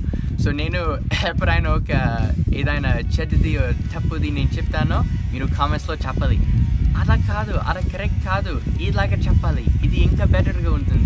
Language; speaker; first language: Telugu; non-native, learner; English